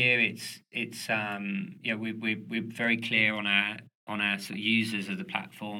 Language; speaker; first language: English; native; English